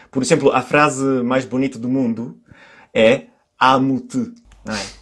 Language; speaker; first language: Portuguese; non-native, fluent; Italian